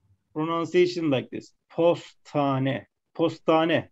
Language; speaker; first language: English; non-native, learner; Arabic